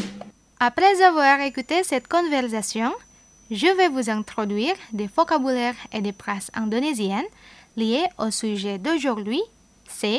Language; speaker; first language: French; non-native, fluent; Indonesian